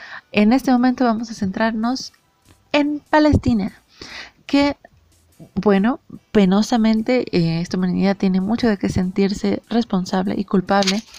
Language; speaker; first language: Spanish; native; Spanish